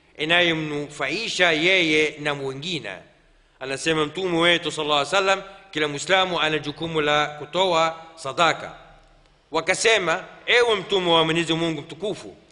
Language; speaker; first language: Swahili; non-native, fluent; Arabic